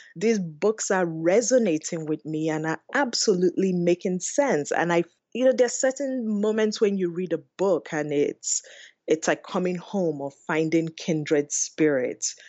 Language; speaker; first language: English; non-native, local second language; Igbo